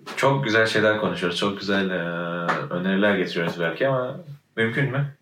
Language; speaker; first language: Turkish; native; Turkish